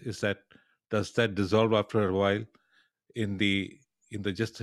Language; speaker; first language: English; non-native, local second language; Tamil